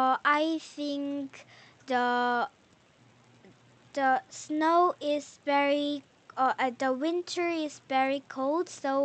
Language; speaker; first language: English; non-native, learner; Korean